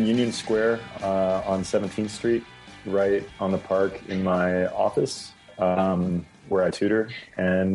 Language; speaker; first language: English; native; English